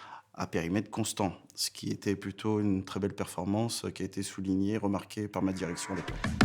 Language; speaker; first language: French; native; French